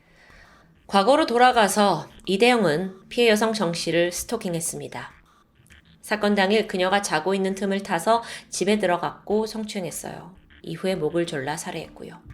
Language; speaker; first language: Korean; native; Korean